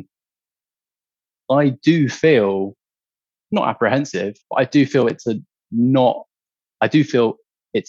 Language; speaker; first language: English; native; English